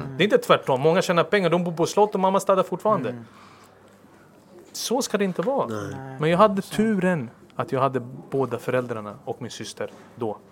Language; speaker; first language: Swedish; early bilingual, other home language; Serbian